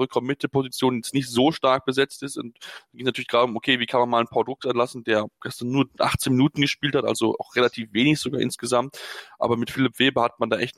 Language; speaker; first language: German; native; German